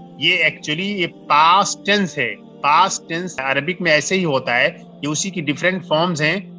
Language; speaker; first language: Urdu; native; Urdu